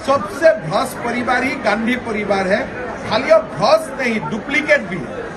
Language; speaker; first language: Hindi; non-native, local second language; Assamese